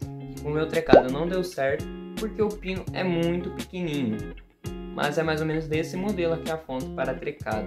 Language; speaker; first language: Portuguese; native; Portuguese